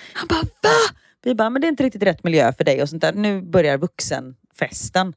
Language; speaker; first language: Swedish; native; Swedish